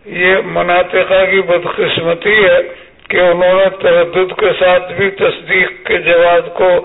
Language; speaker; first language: Urdu; native; Urdu